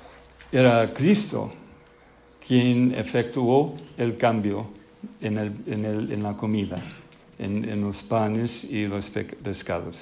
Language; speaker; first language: Spanish; non-native, fluent; English